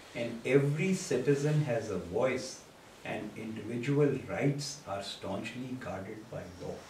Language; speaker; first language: English; non-native, local second language; Urdu